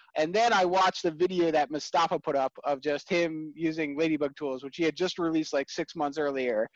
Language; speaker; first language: English; native; English